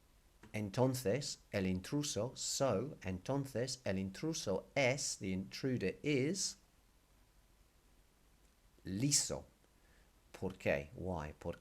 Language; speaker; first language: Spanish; non-native, fluent; English